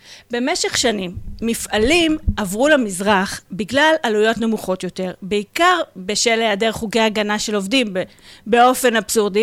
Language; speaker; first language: Hebrew; native; Hebrew